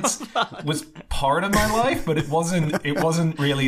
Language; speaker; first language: English; native; English